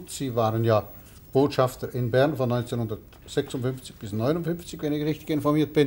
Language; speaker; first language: German; native; German